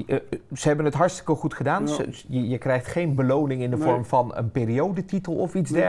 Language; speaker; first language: Dutch; native; Dutch